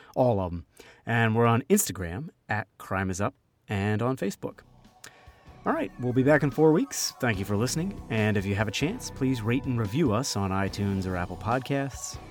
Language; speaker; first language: English; native; English